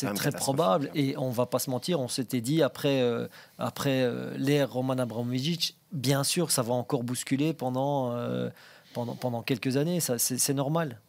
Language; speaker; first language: French; native; French